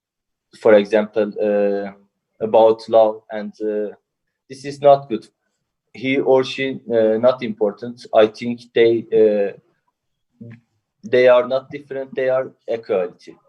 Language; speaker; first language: English; non-native, learner; Turkish